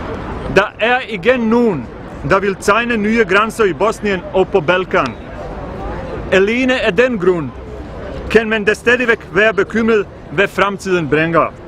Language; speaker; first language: Danish; non-native, fluent; Bosnian